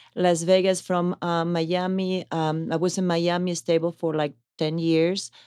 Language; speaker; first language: English; non-native, fluent; Italian